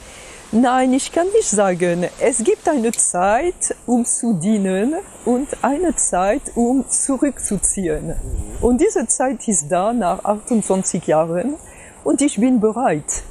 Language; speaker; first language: German; non-native, fluent; French